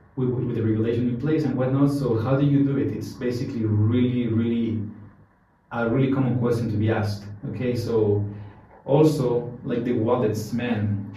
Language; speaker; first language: English; non-native, fluent; Spanish